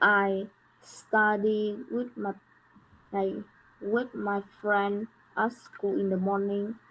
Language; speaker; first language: English; non-native, learner; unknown